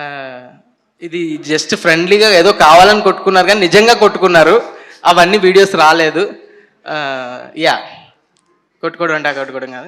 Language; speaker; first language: Telugu; native; Telugu